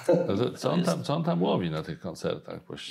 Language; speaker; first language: Polish; native; Polish